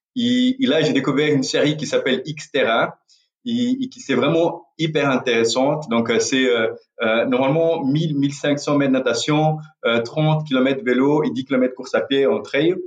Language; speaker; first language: French; non-native, fluent; Portuguese